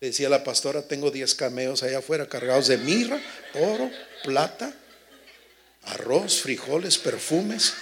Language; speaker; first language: Spanish; early bilingual, heritage; Spanish